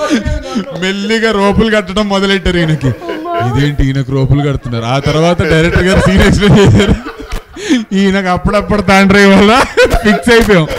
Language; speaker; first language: Telugu; native; Telugu